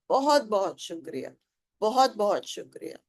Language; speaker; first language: Hindi; native; Hindi